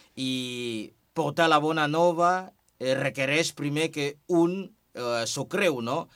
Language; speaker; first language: Catalan; non-native, fluent; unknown